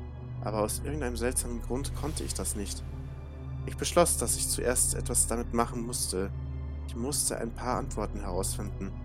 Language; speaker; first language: German; native; German